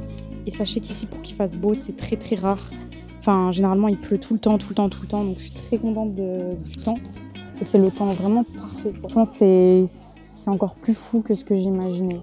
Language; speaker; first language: French; native; French